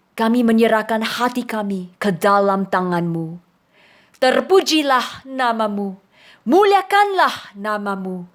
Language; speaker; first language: Indonesian; non-native, fluent; English